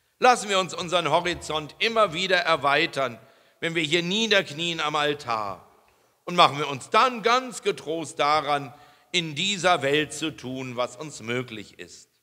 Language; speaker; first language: German; native; German